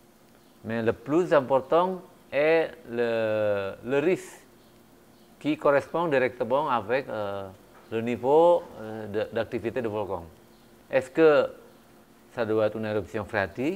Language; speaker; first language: French; non-native, fluent; Indonesian